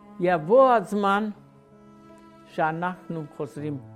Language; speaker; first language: Hebrew; non-native, fluent; Hungarian